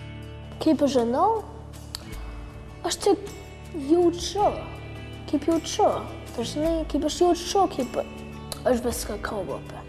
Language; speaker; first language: Lithuanian; early bilingual, heritage; English